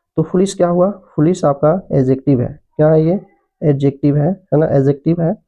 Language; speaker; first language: Hindi; native; Hindi